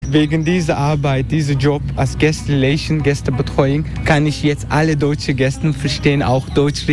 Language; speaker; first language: German; non-native, learner; Turkish